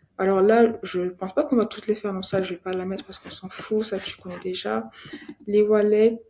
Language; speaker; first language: French; native; French